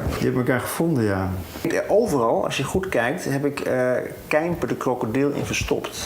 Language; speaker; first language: Dutch; native; Dutch